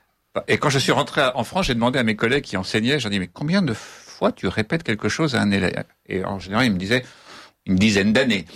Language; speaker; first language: French; native; French